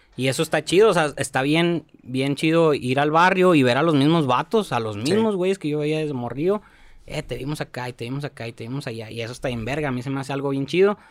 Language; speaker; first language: Spanish; native; Spanish